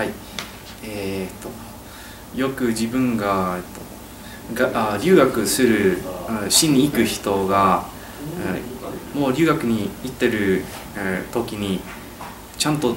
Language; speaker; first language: Japanese; non-native, learner; English